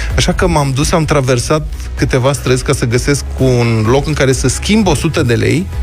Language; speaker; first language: Romanian; native; Romanian